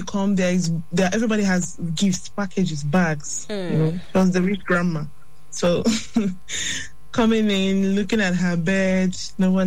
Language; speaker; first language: English; non-native, local second language; Igbo